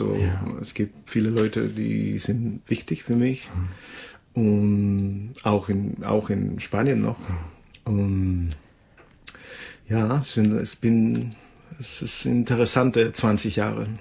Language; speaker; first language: German; non-native, fluent; Spanish